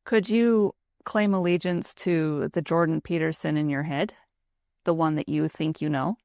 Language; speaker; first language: English; native; English